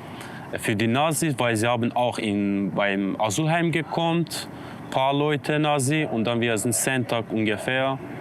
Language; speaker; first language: German; non-native, learner; Kurdish